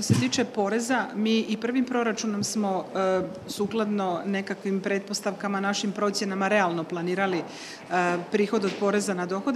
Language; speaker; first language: Croatian; native; Croatian